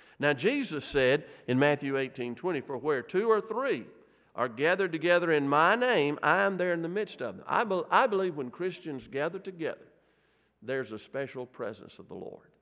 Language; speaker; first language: English; native; English